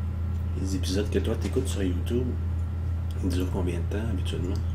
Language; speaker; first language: French; native; French